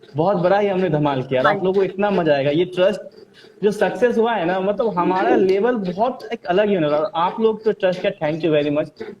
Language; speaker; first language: Hindi; non-native, local second language; Bangla